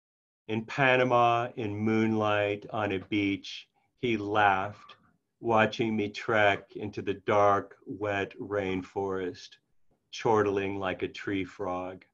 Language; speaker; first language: English; native; English